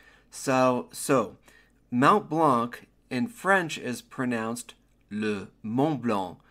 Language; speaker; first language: English; native; English